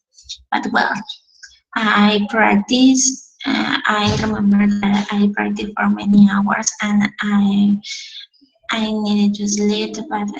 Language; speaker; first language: English; non-native, learner; Spanish